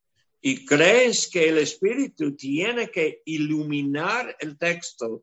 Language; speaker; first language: Spanish; non-native, fluent; English